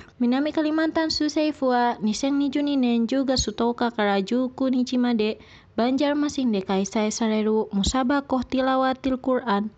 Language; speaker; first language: Japanese; non-native, learner; Indonesian